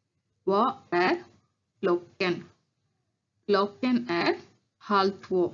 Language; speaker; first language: Swedish; non-native, learner; Tamil